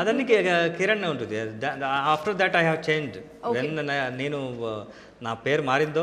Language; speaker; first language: Telugu; non-native, local second language; Kannada